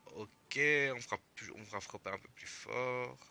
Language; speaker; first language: French; native; French